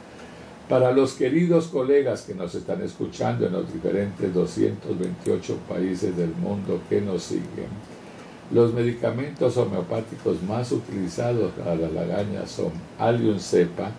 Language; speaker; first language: Spanish; native; Spanish